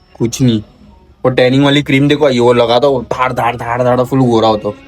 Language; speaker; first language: Hindi; non-native, local second language; Marathi